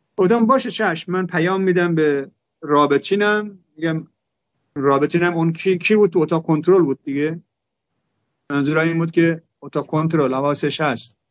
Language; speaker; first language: Persian; non-native, local second language; Turkmen